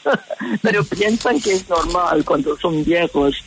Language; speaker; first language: Spanish; non-native, fluent; English